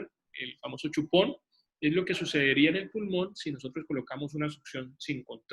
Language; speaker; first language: Spanish; native; Spanish